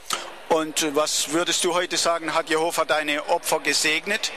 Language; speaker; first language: German; native; German